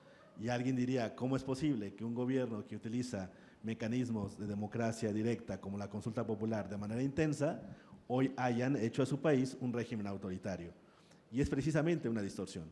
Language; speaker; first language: Spanish; native; Spanish